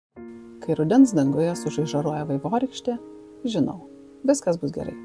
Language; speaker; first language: Lithuanian; native; Lithuanian